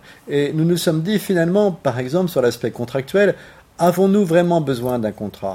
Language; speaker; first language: French; native; French